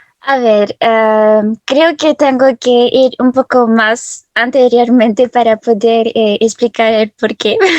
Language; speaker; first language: Spanish; early bilingual, heritage; Spanish